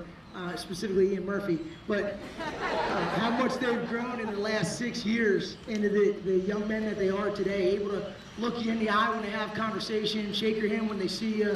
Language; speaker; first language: English; native; English